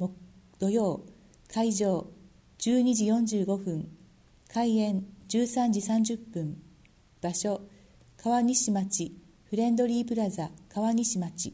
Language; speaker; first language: Japanese; native; Japanese